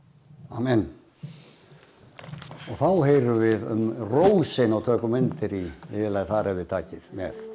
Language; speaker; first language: Icelandic; native; Icelandic